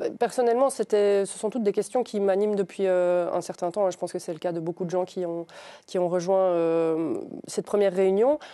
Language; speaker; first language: French; native; French